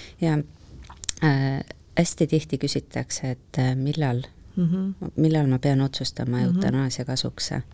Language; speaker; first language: Estonian; native; Estonian